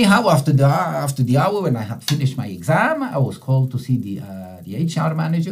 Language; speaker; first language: English; non-native, fluent; Italian